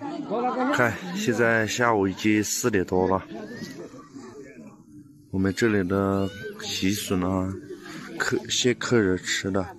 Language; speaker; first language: Chinese; non-native, local second language; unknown